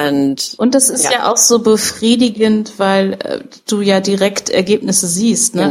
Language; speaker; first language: German; native; German